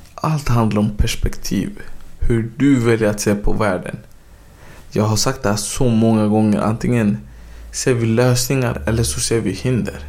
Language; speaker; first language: Swedish; early bilingual, other home language; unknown